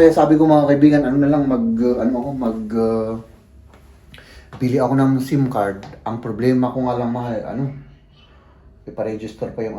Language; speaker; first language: Filipino; native; Filipino